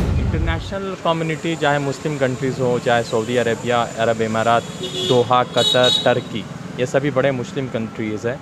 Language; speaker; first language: Hindi; native; Hindi